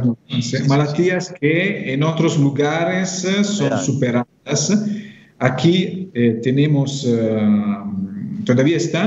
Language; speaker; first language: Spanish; non-native, fluent; Italian